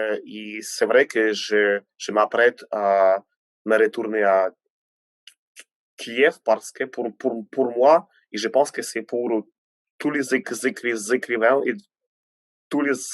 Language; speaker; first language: French; non-native, fluent; Ukrainian